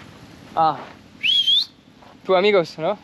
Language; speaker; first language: Spanish; non-native, learner; French